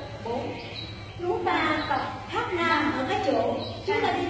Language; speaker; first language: Vietnamese; native; Vietnamese